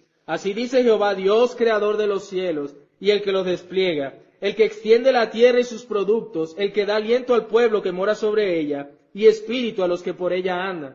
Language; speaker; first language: Spanish; native; Spanish